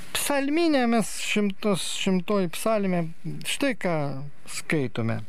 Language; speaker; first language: Lithuanian; native; Lithuanian